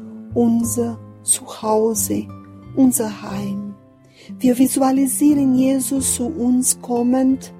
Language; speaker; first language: German; non-native, fluent; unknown